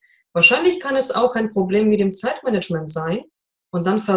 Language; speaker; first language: German; non-native, fluent; Russian